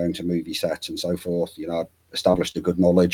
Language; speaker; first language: English; native; English